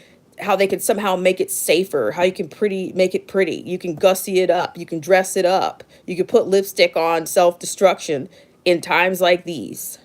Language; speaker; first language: English; native; English